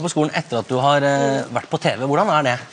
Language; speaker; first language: Norwegian; native; Norwegian